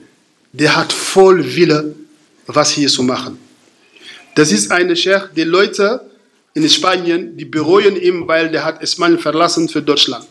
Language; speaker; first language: German; non-native, fluent; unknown